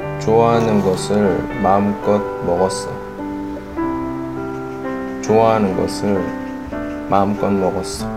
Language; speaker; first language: Korean; non-native, fluent; Chinese